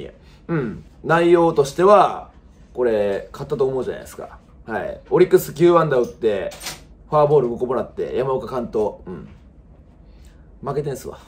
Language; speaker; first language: Japanese; native; Japanese